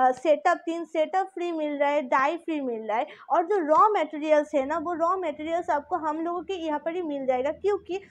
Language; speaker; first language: Hindi; non-native, local second language; Bangla